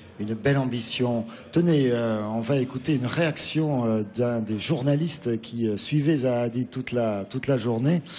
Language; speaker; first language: French; native; French